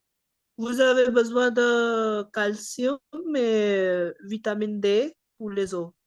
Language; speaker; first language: French; non-native, fluent; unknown